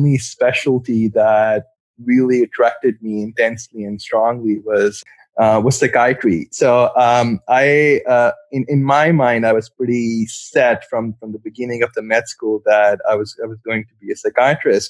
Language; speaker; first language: English; non-native, local second language; Urdu